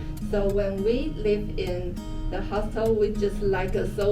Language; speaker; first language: English; non-native, learner; Chinese